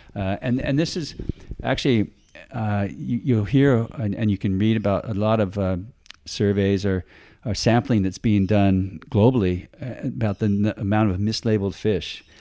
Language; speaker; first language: English; native; English